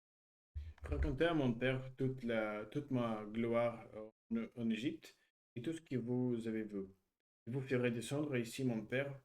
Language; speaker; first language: French; non-native, learner; Russian